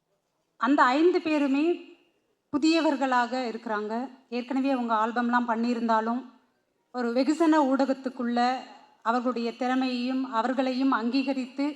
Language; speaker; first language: Tamil; native; Tamil